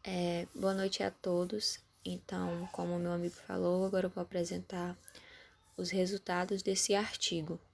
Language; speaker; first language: Portuguese; native; Portuguese